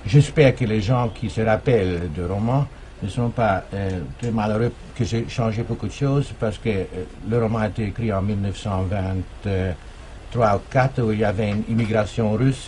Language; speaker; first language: French; non-native, fluent; German